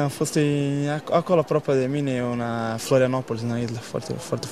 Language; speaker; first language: Romanian; non-native, learner; Portuguese